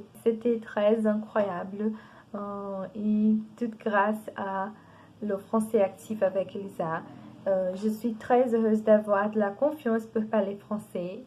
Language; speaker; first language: French; non-native, learner; Portuguese